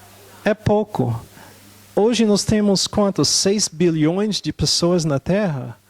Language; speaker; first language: Portuguese; non-native, fluent; English